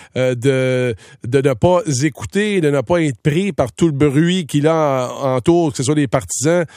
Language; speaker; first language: French; native; French